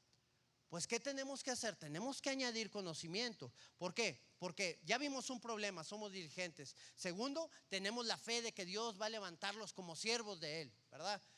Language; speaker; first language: Spanish; native; Spanish